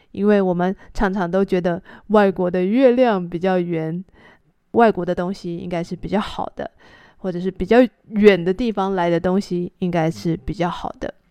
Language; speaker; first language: Chinese; native; Chinese